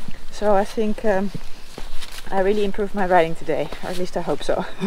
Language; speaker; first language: English; non-native, fluent; Dutch